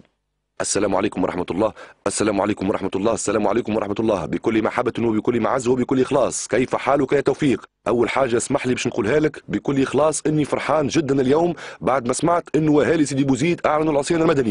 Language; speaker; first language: Arabic; native; Arabic